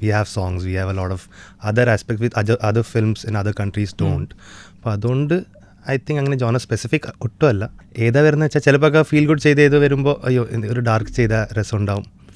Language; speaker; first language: Malayalam; non-native, fluent; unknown